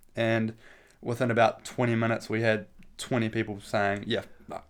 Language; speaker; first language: English; native; English